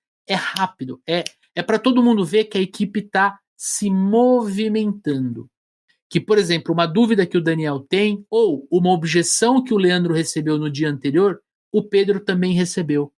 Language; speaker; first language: Portuguese; native; Portuguese